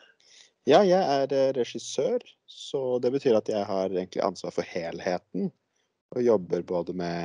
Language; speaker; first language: Norwegian; native; Norwegian